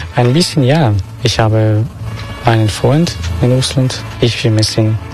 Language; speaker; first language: German; non-native, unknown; Russian